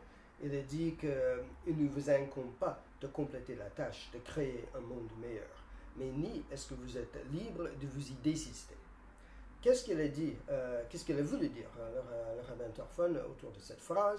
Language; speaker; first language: French; non-native, fluent; English